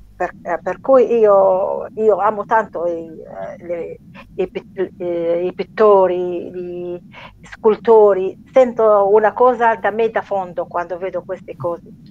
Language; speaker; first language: Italian; non-native, learner; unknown